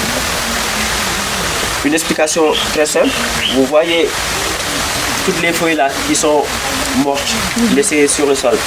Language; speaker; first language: French; non-native, local second language; Wolof